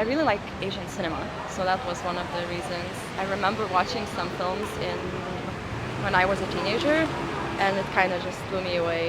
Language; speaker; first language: English; non-native, fluent; Lithuanian